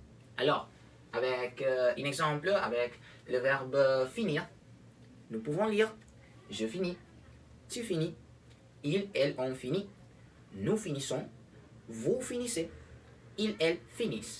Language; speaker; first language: French; non-native, learner; Spanish